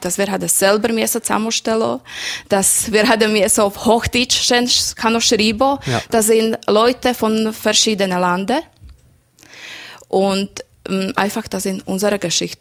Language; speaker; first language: German; non-native, learner; Slovak